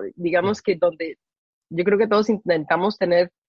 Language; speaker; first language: Spanish; native; Spanish